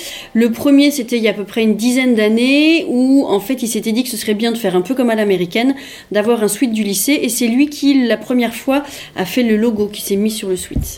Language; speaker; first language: French; native; French